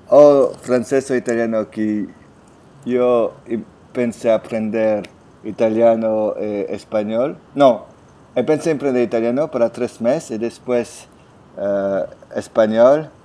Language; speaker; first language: Spanish; non-native, learner; French